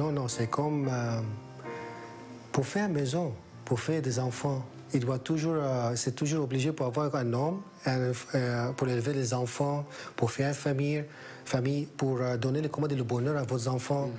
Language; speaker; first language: French; non-native, fluent; Greek